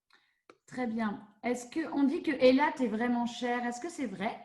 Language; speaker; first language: French; native; French